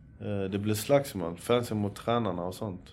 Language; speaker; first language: Swedish; early bilingual, other home language; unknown